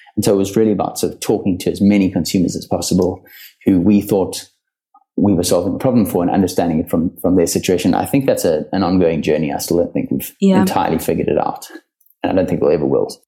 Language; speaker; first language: English; native; English